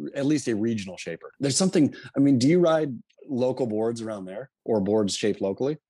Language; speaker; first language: English; native; English